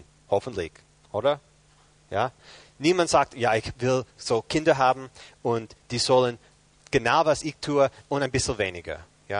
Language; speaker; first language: German; non-native, fluent; English